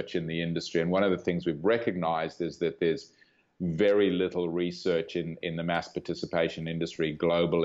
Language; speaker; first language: English; native; English